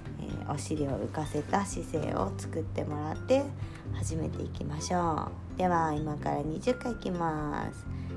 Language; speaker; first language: Japanese; native; Japanese